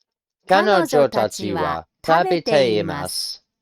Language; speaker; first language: Japanese; non-native, learner; English